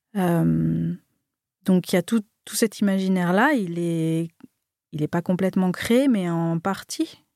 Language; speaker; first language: French; native; French